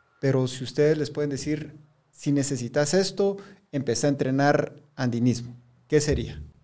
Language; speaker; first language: Spanish; native; Spanish